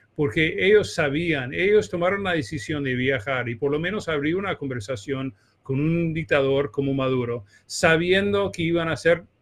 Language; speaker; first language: Spanish; non-native, fluent; English